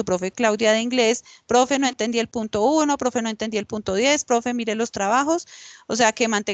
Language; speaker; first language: Spanish; native; Spanish